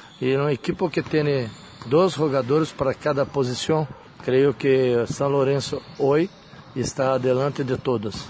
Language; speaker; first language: Portuguese; non-native, learner; Spanish